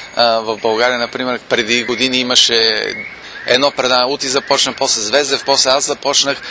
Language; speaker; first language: Bulgarian; non-native, fluent; German